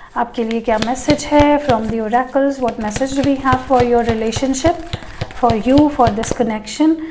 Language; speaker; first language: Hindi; non-native, local second language; Marathi